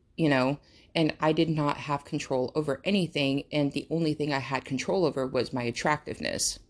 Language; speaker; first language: English; early bilingual, other home language; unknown